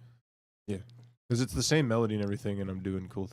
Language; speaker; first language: English; native; English